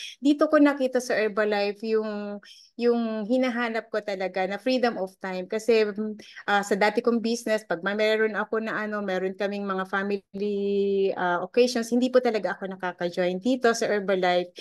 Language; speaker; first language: Filipino; native; Filipino